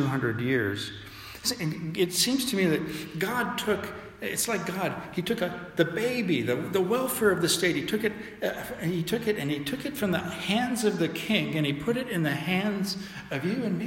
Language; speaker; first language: English; native; English